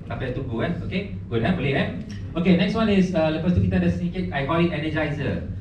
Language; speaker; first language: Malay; non-native, local second language; Tamil